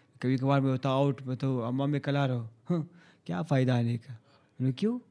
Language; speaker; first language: Urdu; non-native, local second language; Hazaragi